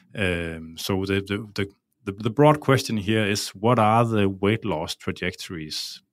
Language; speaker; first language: English; non-native, fluent; Danish